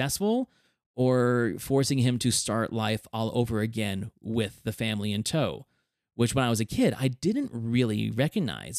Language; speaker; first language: English; native; English